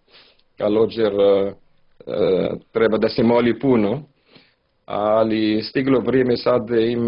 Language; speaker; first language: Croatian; non-native, learner; Arabic